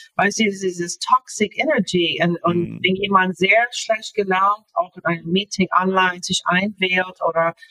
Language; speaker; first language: German; non-native, fluent; English